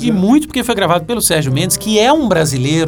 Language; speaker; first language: Portuguese; native; Portuguese